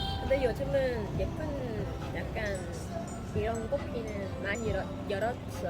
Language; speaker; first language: Korean; non-native, learner; Vietnamese